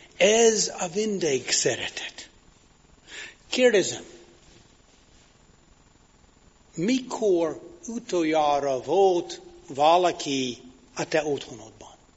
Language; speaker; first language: Hungarian; non-native, fluent; English